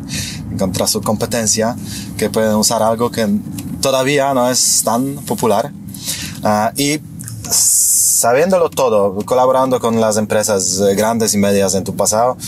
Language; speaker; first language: Spanish; non-native, fluent; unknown